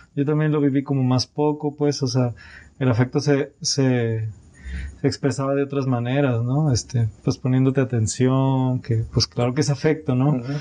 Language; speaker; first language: Spanish; native; Spanish